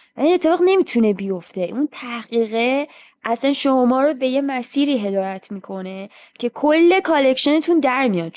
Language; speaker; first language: Persian; native; Persian